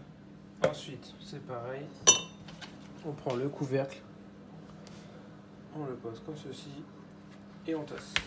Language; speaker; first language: French; native; French